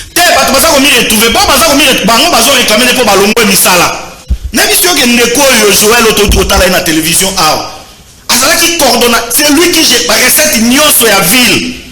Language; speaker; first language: Lingala; native; Lingala